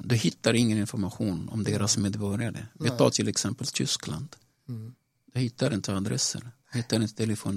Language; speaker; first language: Swedish; non-native, fluent; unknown